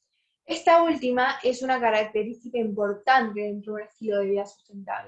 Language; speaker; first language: Spanish; native; Spanish